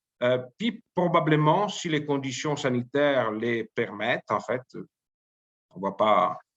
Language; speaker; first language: French; native; French